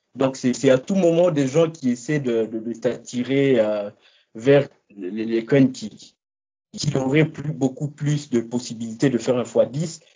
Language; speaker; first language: French; non-native, local second language; Lingala